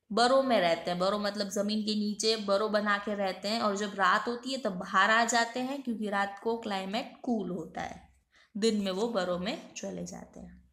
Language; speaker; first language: Hindi; non-native, local second language; Gujarati